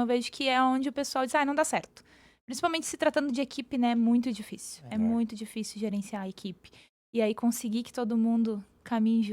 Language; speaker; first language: Portuguese; native; Portuguese